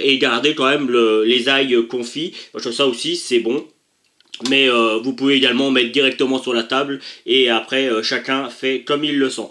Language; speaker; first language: French; native; French